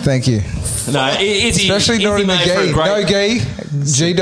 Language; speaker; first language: English; native; English